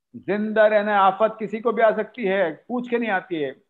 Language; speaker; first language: Hindi; non-native, local second language; Marathi